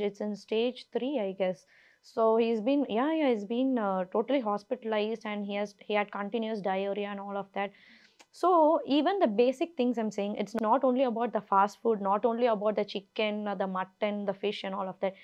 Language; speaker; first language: English; non-native, local second language; Tamil